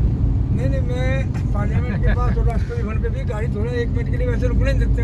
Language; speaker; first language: Hindi; native; Hindi